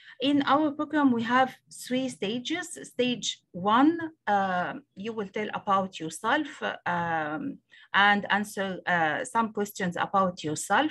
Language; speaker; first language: English; non-native, local second language; Arabic